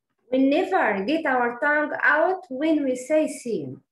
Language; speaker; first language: English; non-native, learner; Arabic